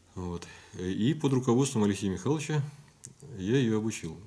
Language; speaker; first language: Russian; native; Russian